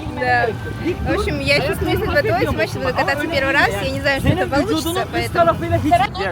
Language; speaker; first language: Russian; non-native, learner; Turkish